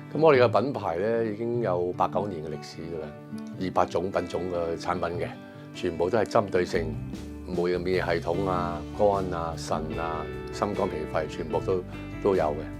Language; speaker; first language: Cantonese; early bilingual, heritage; Cantonese